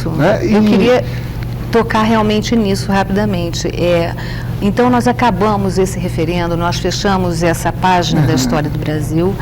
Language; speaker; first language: Portuguese; native; Portuguese